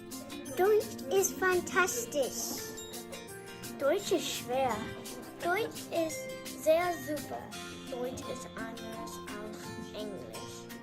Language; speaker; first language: German; non-native, learner; English